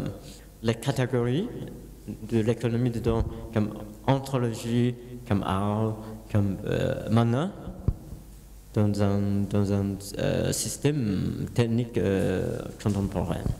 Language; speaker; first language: French; non-native, learner; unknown